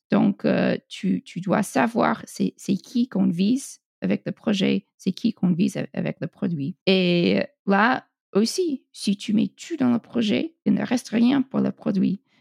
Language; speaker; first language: French; non-native, fluent; English